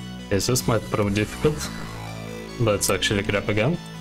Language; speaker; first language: English; non-native, learner; Russian